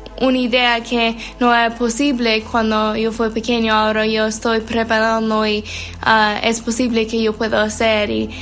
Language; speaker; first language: Spanish; non-native, learner; English